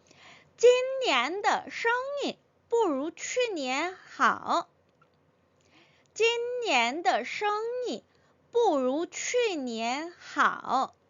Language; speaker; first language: Chinese; non-native, fluent; Korean